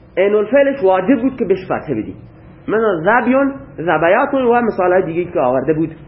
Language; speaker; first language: Persian; native; Persian